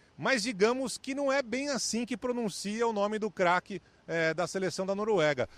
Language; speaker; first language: Portuguese; native; Portuguese